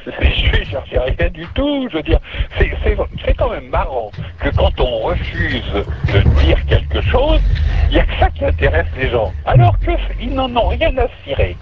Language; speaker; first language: French; native; French